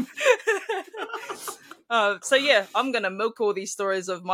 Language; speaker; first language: English; native; English